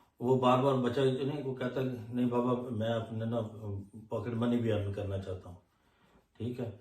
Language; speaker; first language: Urdu; non-native, local second language; Punjabi